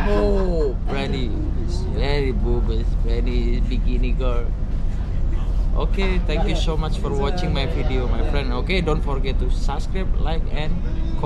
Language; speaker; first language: English; non-native, learner; Javanese